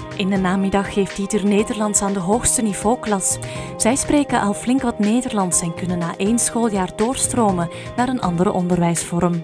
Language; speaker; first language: Dutch; native; Dutch